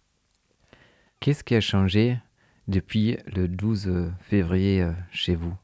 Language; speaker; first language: French; non-native, fluent; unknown